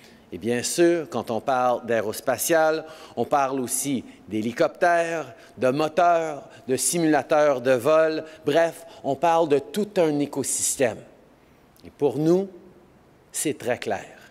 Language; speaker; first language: French; native; French